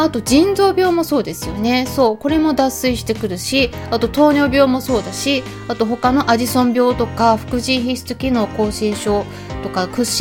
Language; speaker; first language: Japanese; native; Japanese